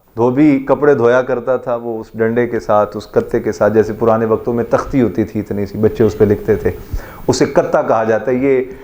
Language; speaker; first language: Urdu; native; Urdu